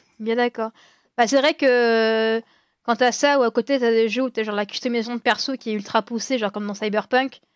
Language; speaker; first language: French; native; French